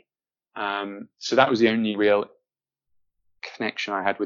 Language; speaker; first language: English; native; English